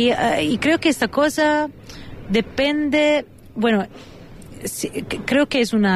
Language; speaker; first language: Spanish; non-native, fluent; Italian